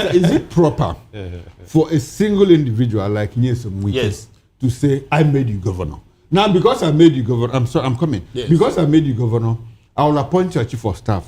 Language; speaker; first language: English; non-native, local second language; Igbo